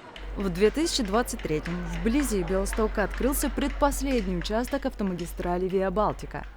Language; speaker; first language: Russian; native; Russian